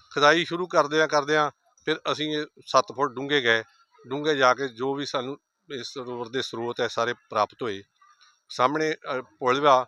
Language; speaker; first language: Punjabi; native; Punjabi